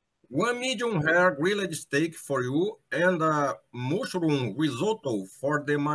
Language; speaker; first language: English; non-native, learner; Portuguese